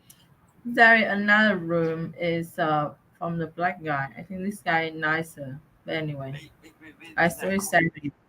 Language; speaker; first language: English; non-native, learner; Vietnamese